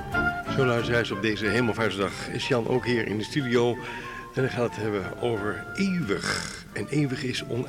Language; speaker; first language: Dutch; native; Dutch